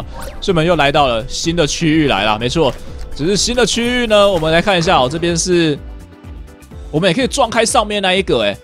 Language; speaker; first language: Chinese; native; Chinese